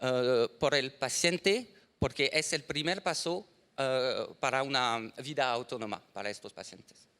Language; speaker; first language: Spanish; non-native, fluent; French